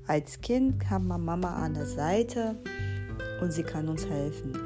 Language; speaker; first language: German; non-native, fluent; Portuguese